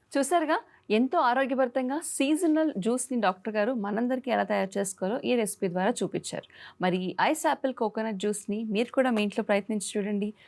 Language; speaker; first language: Telugu; native; Telugu